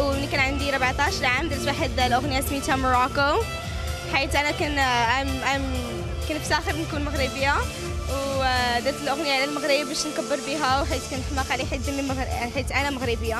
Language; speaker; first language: Arabic; early bilingual, heritage; Arabic